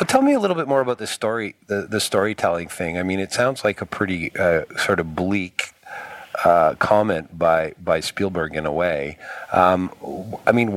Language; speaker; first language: English; native; English